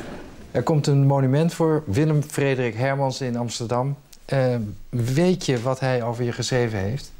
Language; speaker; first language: Dutch; native; Dutch